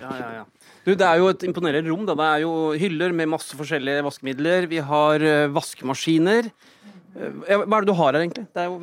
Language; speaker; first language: Norwegian; native; Norwegian